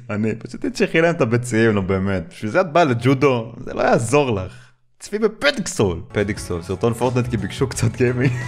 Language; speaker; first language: Hebrew; native; Hebrew